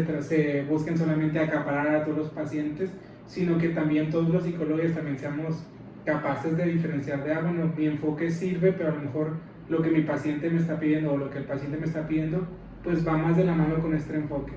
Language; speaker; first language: Spanish; native; Spanish